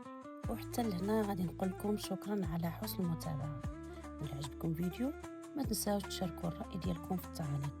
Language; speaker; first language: Arabic; native; Arabic